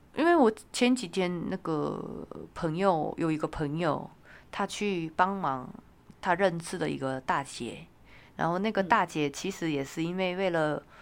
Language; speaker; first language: Chinese; non-native, fluent; Korean